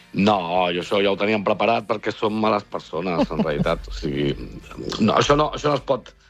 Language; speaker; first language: Catalan; native; Catalan